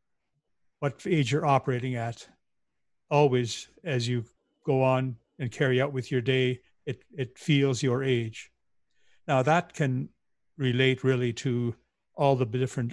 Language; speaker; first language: English; native; English